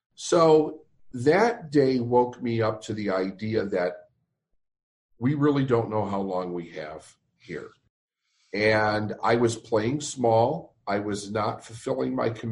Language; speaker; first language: English; native; English